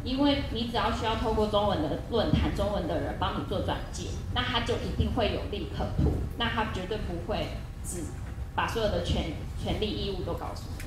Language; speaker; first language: Chinese; native; Chinese